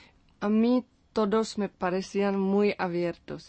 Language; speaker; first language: Spanish; non-native, fluent; Czech